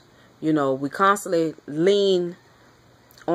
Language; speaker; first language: English; native; English